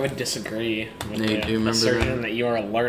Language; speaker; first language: English; native; English